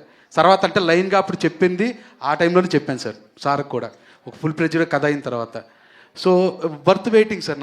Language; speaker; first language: Telugu; native; Telugu